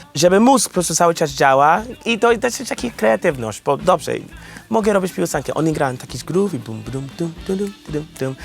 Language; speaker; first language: Polish; non-native, learner; English